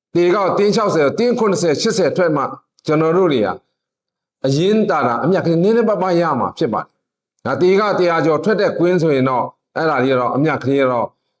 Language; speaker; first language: Burmese; non-native, local second language; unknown